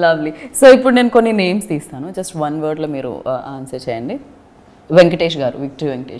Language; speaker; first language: Telugu; native; Telugu